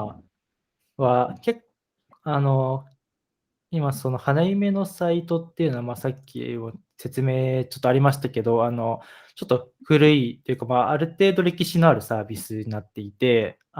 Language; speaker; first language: Japanese; native; Japanese